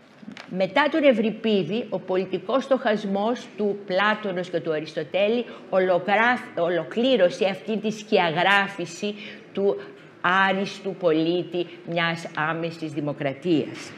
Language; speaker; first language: Greek; native; Greek